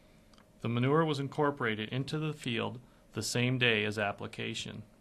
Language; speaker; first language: English; native; English